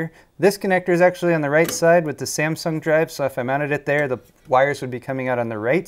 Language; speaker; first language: English; native; English